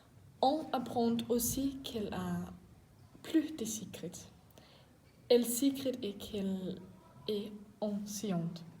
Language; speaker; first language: French; non-native, learner; Danish